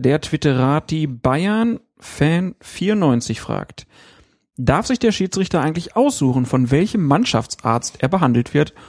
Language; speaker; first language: German; native; German